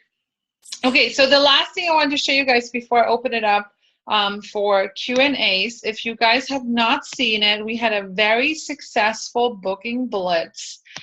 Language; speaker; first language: English; native; English